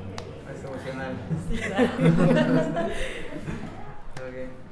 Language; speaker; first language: Spanish; non-native, learner; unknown